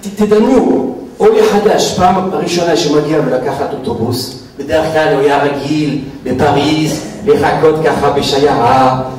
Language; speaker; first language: Hebrew; non-native, fluent; French